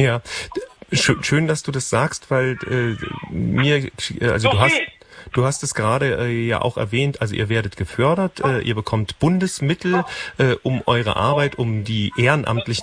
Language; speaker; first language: German; native; German